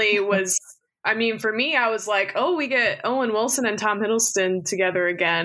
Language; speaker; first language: English; native; English